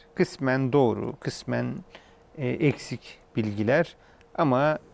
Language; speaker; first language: Turkish; native; Turkish